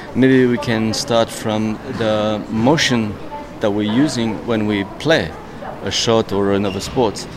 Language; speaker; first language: English; non-native, fluent; French